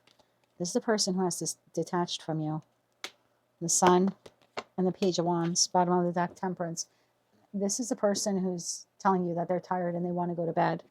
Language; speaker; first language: English; native; English